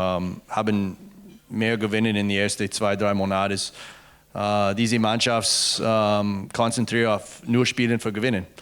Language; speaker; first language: German; non-native, learner; English